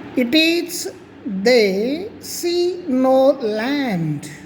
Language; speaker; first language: English; non-native, local second language; Marathi